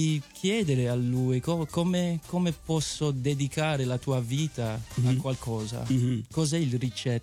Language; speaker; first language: Italian; native; Italian